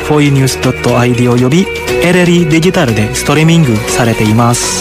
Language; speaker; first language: Japanese; non-native, fluent; Indonesian